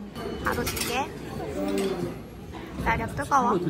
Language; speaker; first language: Korean; native; Korean